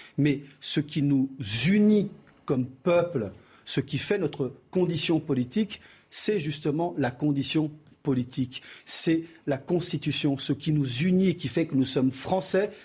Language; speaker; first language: French; early bilingual, other home language; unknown